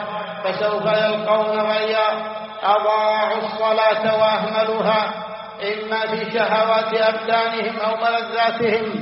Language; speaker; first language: Arabic; native; Arabic